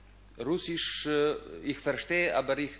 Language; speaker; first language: German; non-native, fluent; Ukrainian